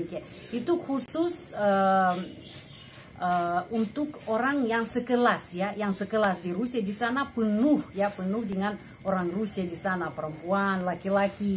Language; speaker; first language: Indonesian; non-native, fluent; Russian